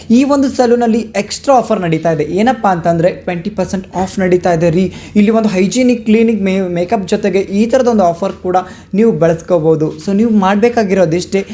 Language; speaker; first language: Kannada; native; Kannada